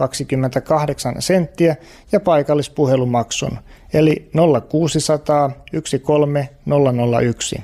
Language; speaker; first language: Finnish; native; Finnish